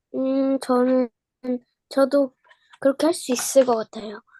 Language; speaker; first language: Korean; native; Korean